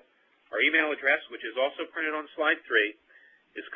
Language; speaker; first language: English; native; English